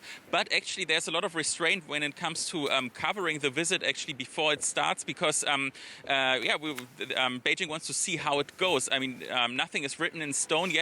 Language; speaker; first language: English; non-native, fluent; German